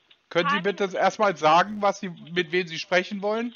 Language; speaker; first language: German; native; German